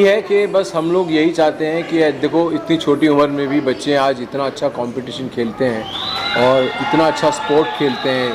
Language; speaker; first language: Hindi; native; Hindi